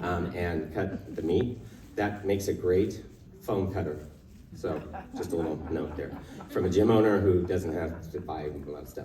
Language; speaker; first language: English; native; English